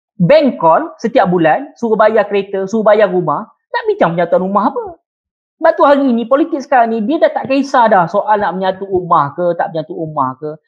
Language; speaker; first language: Malay; native; Malay